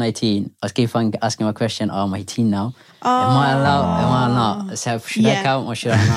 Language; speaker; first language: English; non-native, fluent; Pashto